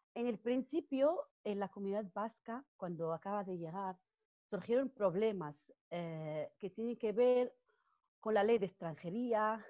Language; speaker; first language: Spanish; non-native, fluent; Arabic